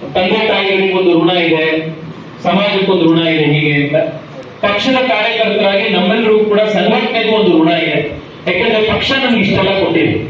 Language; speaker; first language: Kannada; native; Kannada